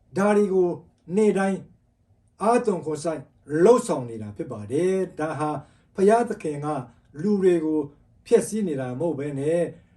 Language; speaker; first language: Burmese; non-native, local second language; Tedim Chin